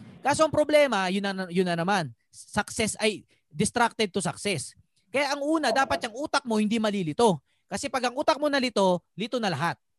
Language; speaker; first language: Filipino; native; Filipino